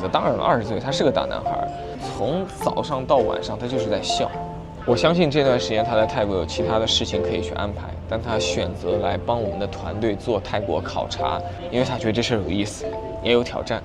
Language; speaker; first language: Chinese; native; Chinese